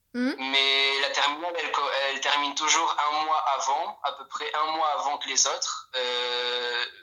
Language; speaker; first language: French; non-native, fluent; Polish